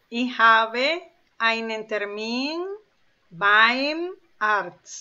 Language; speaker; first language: German; non-native, learner; Spanish